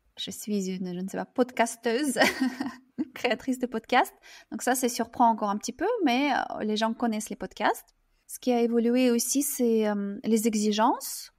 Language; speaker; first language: French; non-native, fluent; Russian